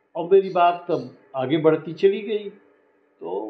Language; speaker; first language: Hindi; native; Hindi